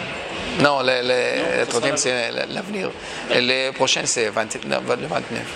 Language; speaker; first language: French; non-native, fluent; Hebrew